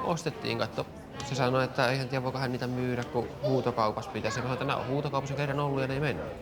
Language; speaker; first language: Finnish; native; Finnish